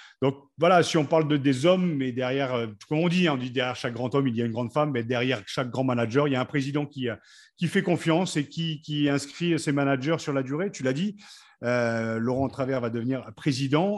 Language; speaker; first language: French; native; French